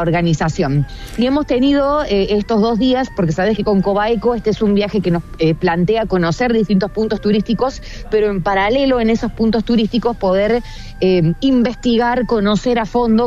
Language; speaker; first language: Spanish; native; Spanish